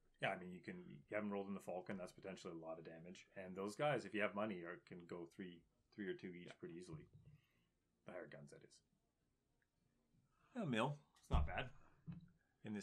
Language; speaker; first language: English; native; English